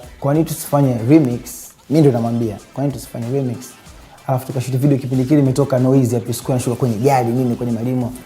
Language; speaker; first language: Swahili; native; Swahili